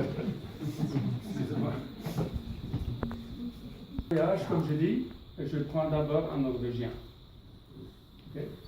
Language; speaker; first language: French; non-native, fluent; Norwegian